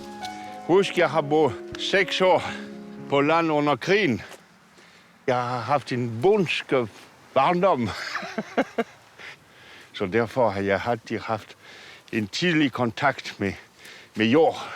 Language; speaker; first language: Danish; non-native, fluent; French